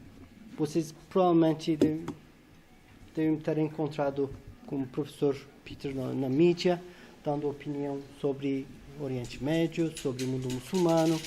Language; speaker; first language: Portuguese; non-native, fluent; Turkish